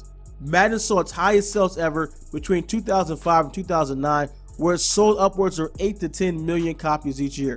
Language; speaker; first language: English; native; English